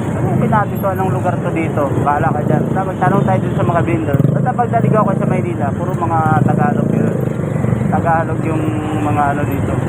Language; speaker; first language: Filipino; non-native, local second language; Cebuano